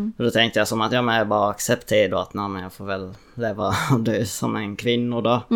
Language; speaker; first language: Swedish; native; Swedish